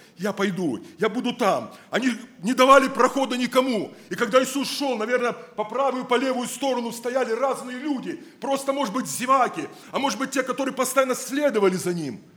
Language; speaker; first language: Russian; native; Russian